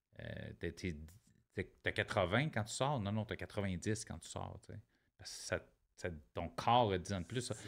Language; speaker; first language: French; native; French